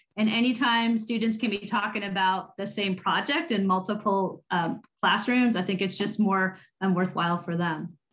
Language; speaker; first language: English; native; English